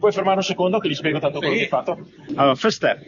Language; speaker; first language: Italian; native; Italian